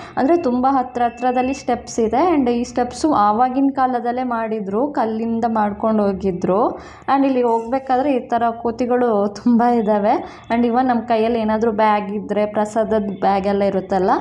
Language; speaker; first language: Kannada; native; Kannada